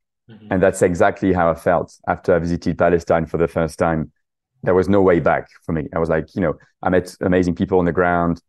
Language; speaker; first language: English; non-native, fluent; French